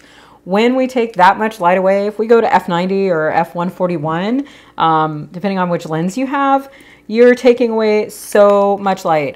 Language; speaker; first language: English; native; English